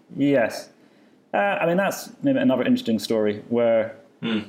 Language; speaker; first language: English; native; English